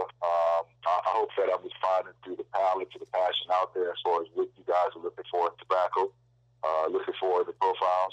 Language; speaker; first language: English; native; English